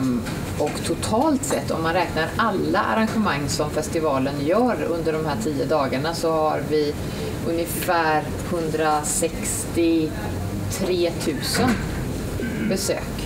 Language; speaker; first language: Swedish; native; Swedish